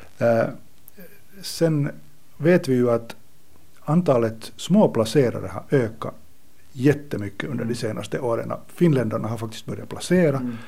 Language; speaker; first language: Swedish; native; Swedish